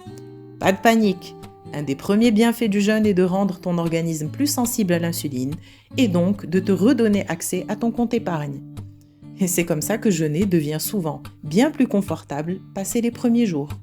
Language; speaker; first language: French; native; French